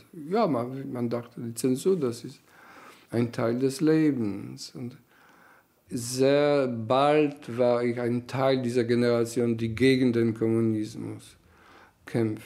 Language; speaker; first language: German; non-native, fluent; Polish